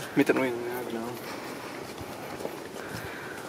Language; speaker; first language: German; non-native, learner; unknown